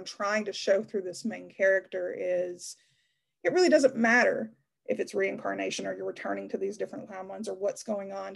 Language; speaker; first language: English; native; English